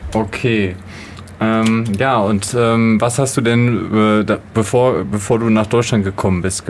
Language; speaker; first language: German; native; German